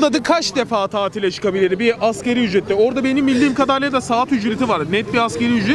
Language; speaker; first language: Turkish; native; Turkish